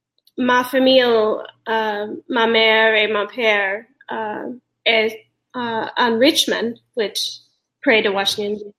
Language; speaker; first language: French; non-native, learner; English